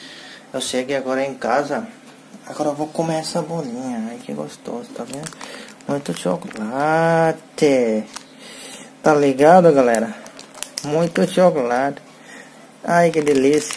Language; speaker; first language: Portuguese; non-native, learner; Hindi